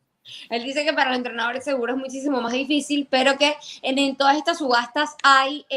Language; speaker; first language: Spanish; native; Spanish